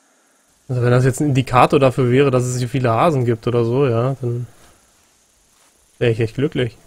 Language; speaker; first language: German; native; German